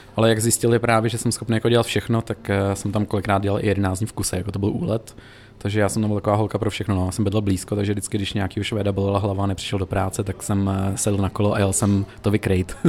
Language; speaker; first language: Czech; native; Czech